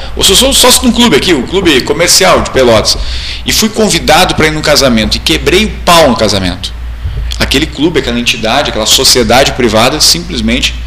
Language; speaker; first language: Portuguese; native; Portuguese